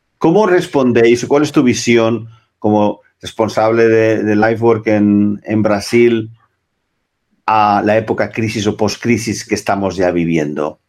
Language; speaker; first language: Spanish; non-native, local second language; Catalan